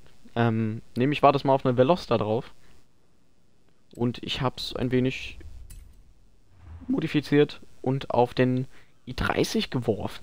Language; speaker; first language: German; native; German